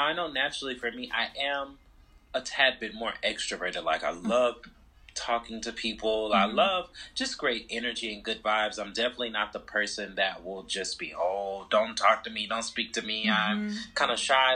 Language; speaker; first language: English; native; English